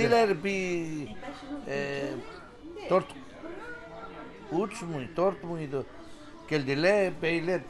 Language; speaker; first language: Turkish; early bilingual, heritage; Greek